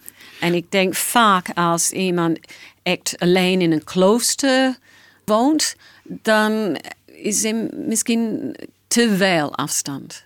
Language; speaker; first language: Dutch; non-native, fluent; English